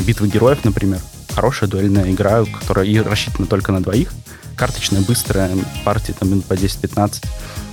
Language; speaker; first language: Russian; native; Russian